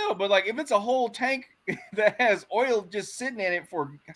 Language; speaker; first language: English; native; English